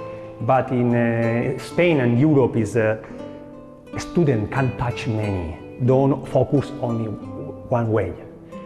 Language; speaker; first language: English; non-native, learner; Spanish